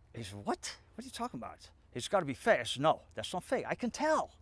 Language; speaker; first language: English; native; English